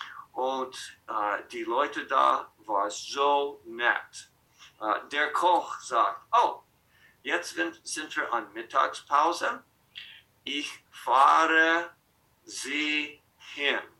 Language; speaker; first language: German; non-native, fluent; English